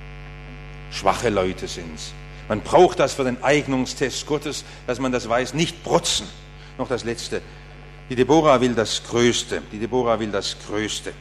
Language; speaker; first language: German; native; German